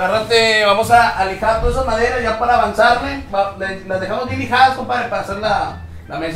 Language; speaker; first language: Spanish; native; Spanish